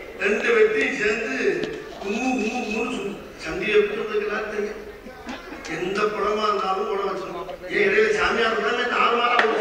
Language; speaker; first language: Tamil; native; Tamil